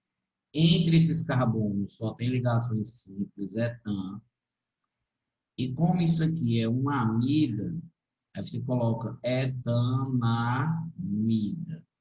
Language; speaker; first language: Portuguese; native; Portuguese